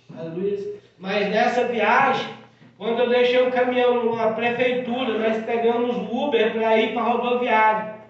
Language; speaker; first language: Portuguese; native; Portuguese